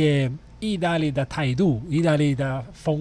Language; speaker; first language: Chinese; non-native, fluent; Italian